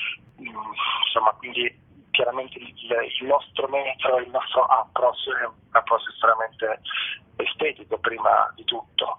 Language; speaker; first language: Italian; native; Italian